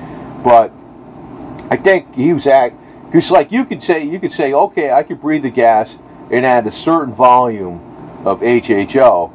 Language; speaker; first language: English; native; English